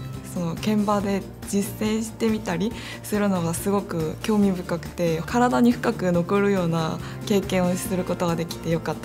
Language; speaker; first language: Japanese; non-native, fluent; Korean